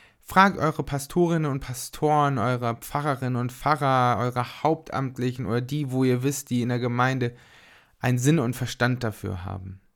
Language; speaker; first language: German; native; German